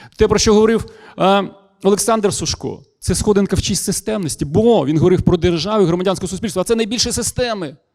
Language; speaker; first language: Ukrainian; non-native, local second language; Russian